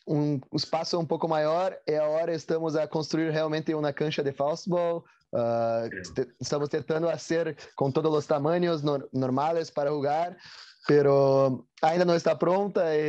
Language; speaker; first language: Spanish; non-native, learner; Portuguese